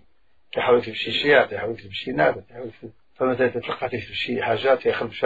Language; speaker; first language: Arabic; native; Arabic